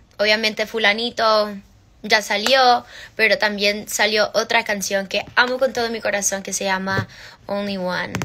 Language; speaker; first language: Spanish; early bilingual, heritage; Spanish